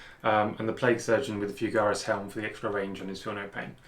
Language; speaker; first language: English; native; English